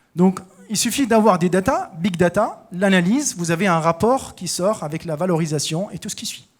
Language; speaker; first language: French; non-native, local second language; Arabic